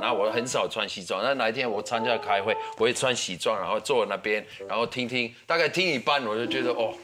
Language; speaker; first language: Chinese; non-native, fluent; German